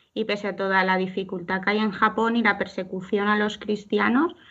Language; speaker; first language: Spanish; native; Spanish